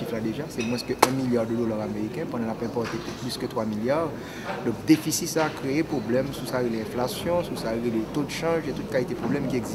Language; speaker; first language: French; non-native, local second language; Haitian Creole